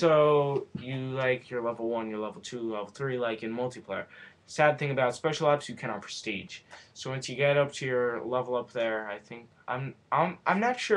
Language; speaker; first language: English; native; English